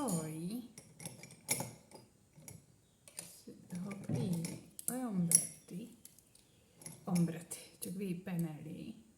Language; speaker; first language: Italian; non-native, learner; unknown